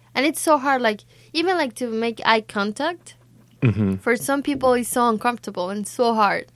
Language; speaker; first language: English; non-native, fluent; Spanish